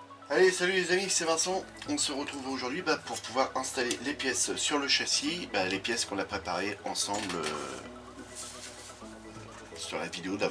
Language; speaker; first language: French; native; French